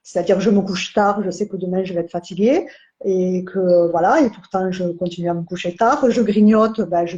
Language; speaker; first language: French; native; French